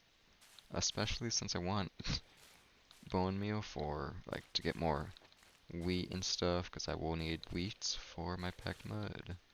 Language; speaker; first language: English; native; English